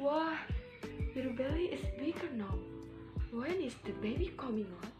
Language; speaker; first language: English; non-native, learner; Indonesian